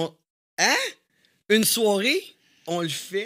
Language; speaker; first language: French; native; French